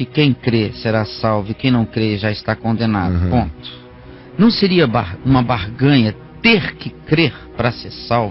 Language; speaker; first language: Portuguese; native; Portuguese